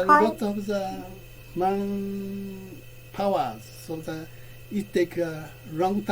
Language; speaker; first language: English; non-native, learner; Japanese